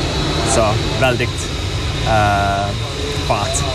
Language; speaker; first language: Swedish; non-native, learner; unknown